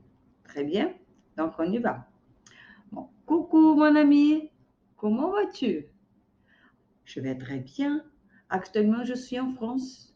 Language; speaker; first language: French; non-native, fluent; Portuguese